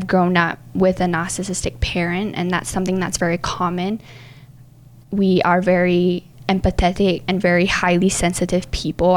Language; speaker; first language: English; native; English